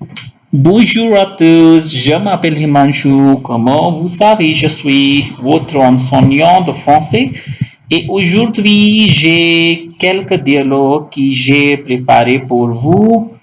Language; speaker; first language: French; non-native, local second language; Hindi